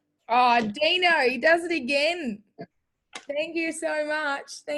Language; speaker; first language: English; native; English